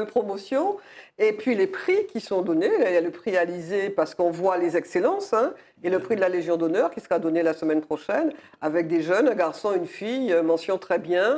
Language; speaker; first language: French; native; French